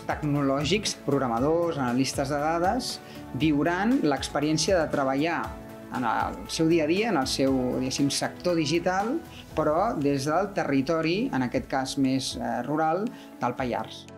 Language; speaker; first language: Catalan; native; Catalan